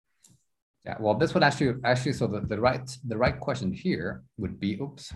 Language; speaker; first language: English; non-native, fluent; Spanish